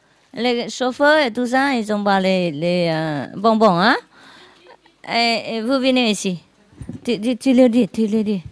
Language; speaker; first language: French; non-native, learner; Vietnamese